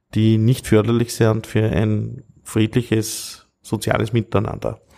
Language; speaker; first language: German; native; German